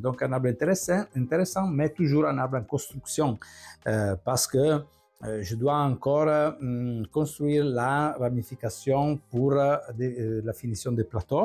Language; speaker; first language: French; non-native, fluent; Italian